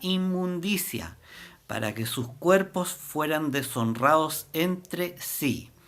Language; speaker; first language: Spanish; native; Spanish